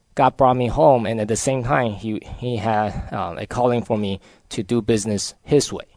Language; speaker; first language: English; early bilingual, other home language; Chinese